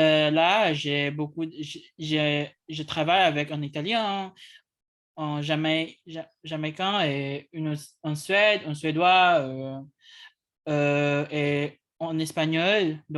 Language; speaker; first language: French; non-native, learner; English